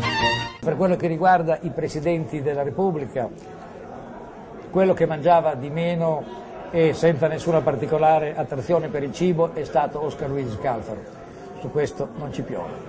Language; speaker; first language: Italian; native; Italian